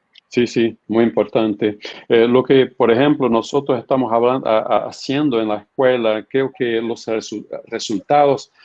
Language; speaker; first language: Spanish; non-native, fluent; Portuguese